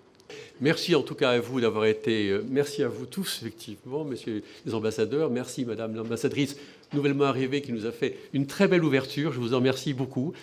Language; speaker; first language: French; native; French